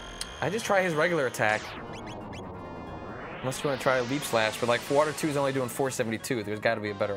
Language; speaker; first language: English; native; English